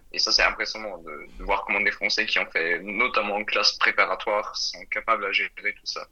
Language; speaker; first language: French; non-native, fluent; German